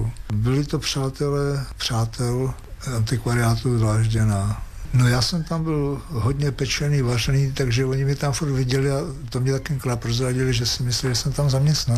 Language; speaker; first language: Czech; native; Czech